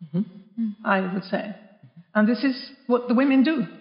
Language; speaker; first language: English; non-native, fluent; Norwegian